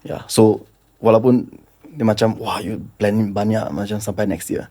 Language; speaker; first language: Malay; non-native, local second language; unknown